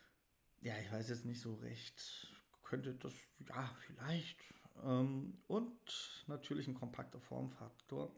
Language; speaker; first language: German; native; German